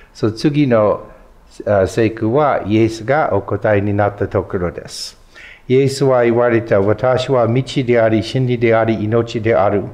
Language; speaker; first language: Japanese; non-native, fluent; English